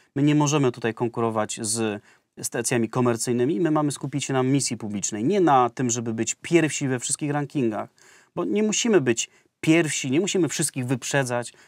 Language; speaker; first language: Polish; native; Polish